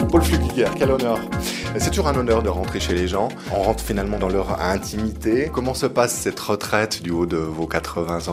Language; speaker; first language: French; native; French